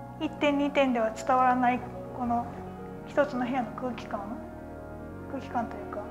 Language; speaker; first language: Japanese; native; Japanese